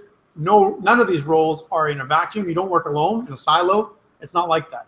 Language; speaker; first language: English; native; English